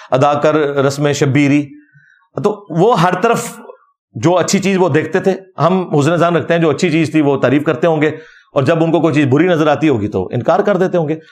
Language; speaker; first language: Urdu; native; Urdu